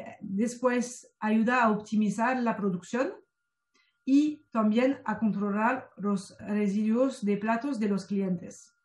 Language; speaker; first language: Spanish; non-native, fluent; French